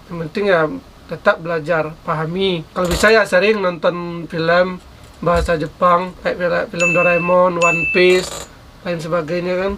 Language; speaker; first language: Indonesian; native; Indonesian